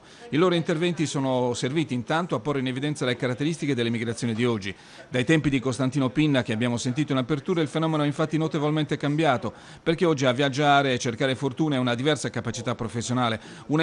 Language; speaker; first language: Italian; native; Italian